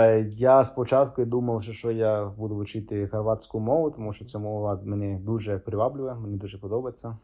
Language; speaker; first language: Ukrainian; non-native, fluent; Italian